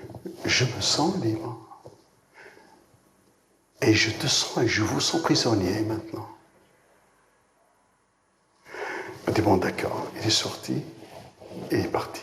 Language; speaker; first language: French; non-native, local second language; Arabic